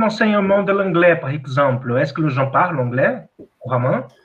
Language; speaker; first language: French; non-native, fluent; Portuguese